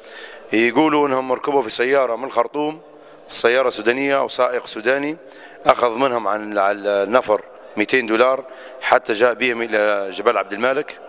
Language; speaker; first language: Arabic; native; Arabic